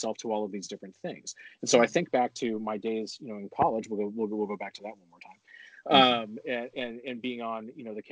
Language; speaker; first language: English; native; English